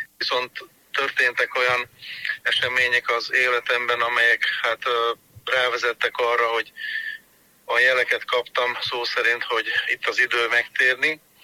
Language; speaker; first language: Hungarian; native; Hungarian